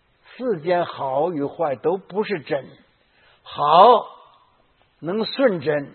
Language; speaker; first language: Chinese; native; Chinese